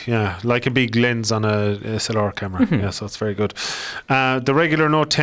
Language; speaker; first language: English; native; English